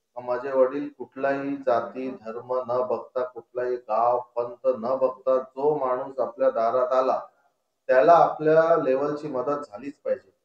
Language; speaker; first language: Marathi; non-native, local second language; Konkani